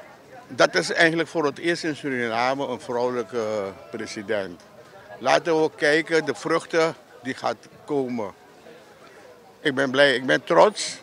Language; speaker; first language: Dutch; non-native, local second language; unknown